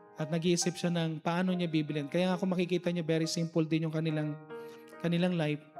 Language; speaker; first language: Filipino; native; Filipino